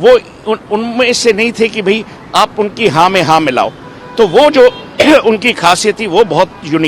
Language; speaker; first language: Hindi; native; Hindi